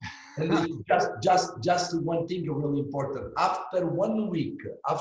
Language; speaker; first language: English; non-native, learner; Italian